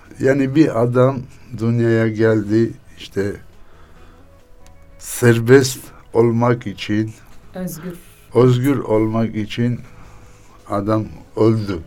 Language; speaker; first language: Turkish; non-native, learner; Armenian